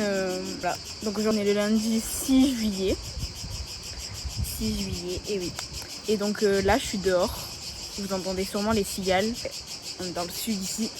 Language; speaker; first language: French; native; French